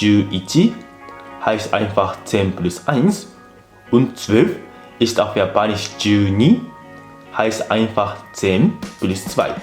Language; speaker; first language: German; non-native, fluent; Japanese